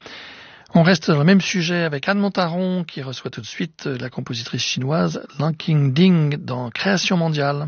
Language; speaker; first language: French; native; French